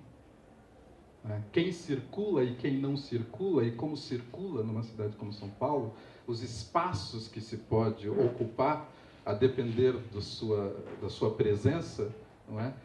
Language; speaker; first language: Portuguese; native; Portuguese